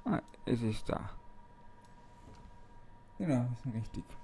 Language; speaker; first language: German; native; German